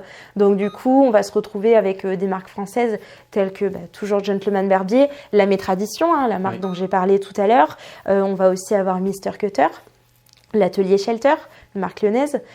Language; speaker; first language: French; native; French